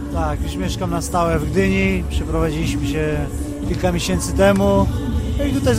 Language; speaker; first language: Polish; native; Polish